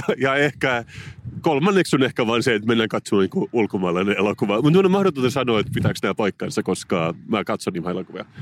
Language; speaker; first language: Finnish; non-native, local second language; Swedish